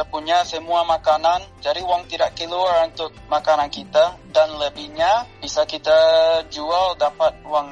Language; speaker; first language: Indonesian; non-native, fluent; English